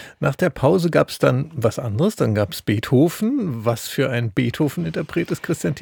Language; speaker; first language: German; native; German